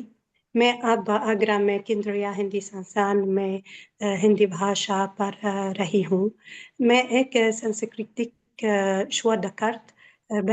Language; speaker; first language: Hindi; non-native, learner; Arabic